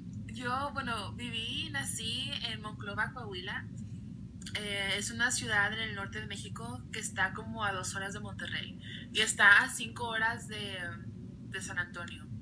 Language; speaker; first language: Spanish; early bilingual, other home language; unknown